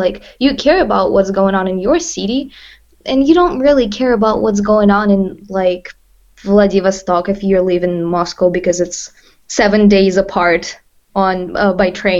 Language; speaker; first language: English; non-native, fluent; Russian